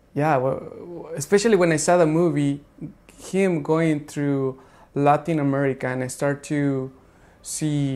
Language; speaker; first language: English; non-native, fluent; Spanish